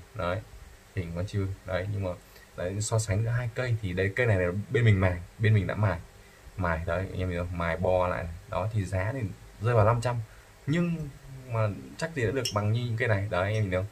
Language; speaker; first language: Vietnamese; native; Vietnamese